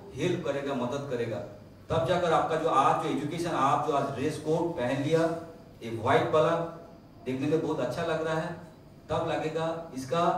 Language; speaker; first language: Hindi; non-native, local second language; Bangla